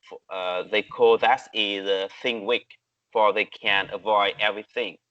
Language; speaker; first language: English; non-native, learner; Vietnamese